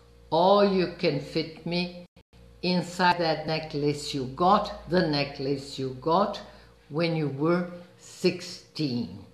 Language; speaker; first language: English; non-native, fluent; Portuguese